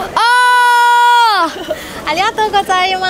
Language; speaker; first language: Japanese; non-native, learner; Chinese